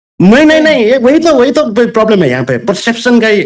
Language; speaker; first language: Hindi; non-native, local second language; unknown